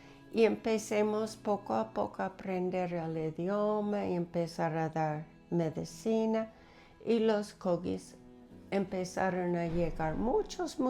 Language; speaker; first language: Spanish; non-native, fluent; English